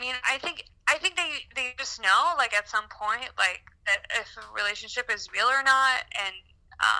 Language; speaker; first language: English; non-native, fluent; French